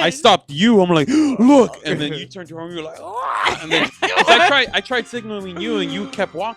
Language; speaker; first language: English; native; English